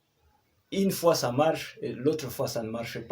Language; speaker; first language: French; non-native, local second language; Kinyarwanda